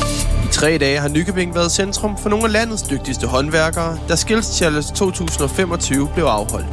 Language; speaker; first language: Danish; native; Danish